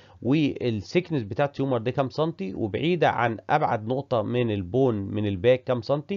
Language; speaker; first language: Arabic; native; Arabic